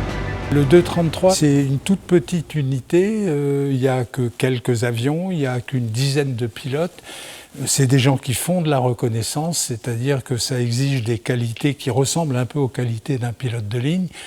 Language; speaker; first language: French; native; French